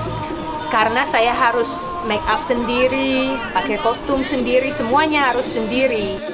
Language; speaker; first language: Indonesian; non-native, fluent; English